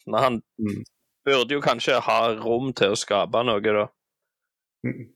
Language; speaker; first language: Norwegian; native; Norwegian